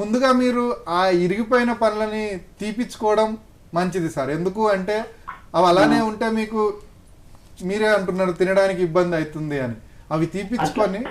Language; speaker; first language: Telugu; native; Telugu